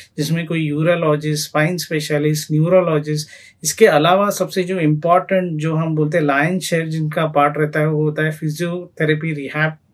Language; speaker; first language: Hindi; non-native, local second language; Marathi